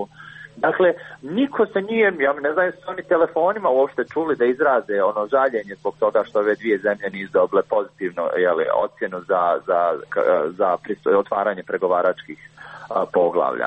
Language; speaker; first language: Croatian; native; Croatian